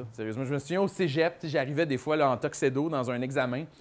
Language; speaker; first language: French; native; French